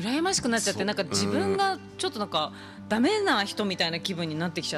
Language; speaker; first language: Japanese; native; Japanese